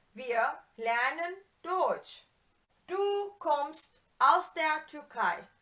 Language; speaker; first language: German; non-native, fluent; Turkish